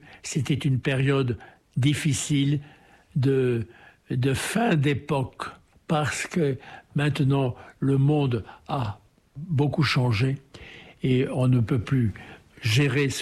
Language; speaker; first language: French; native; French